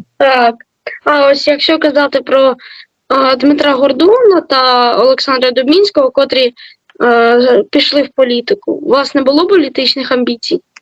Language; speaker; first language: Ukrainian; native; Ukrainian